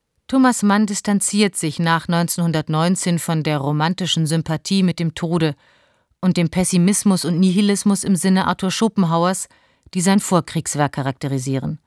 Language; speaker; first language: German; native; German